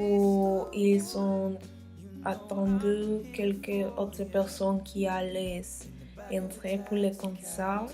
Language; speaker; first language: French; non-native, learner; Spanish